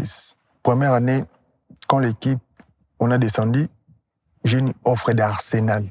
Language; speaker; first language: French; non-native, local second language; Lingala